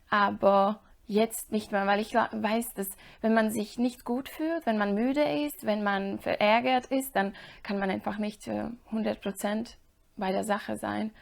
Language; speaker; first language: German; non-native, fluent; Slovak